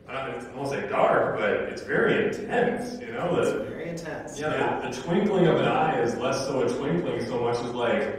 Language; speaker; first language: English; native; English